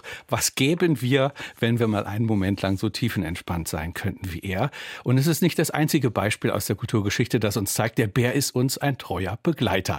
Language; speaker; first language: German; native; German